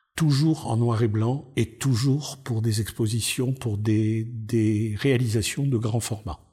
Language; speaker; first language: French; native; French